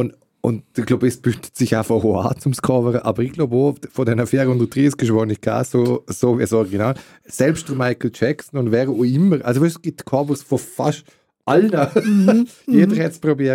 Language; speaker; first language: German; native; German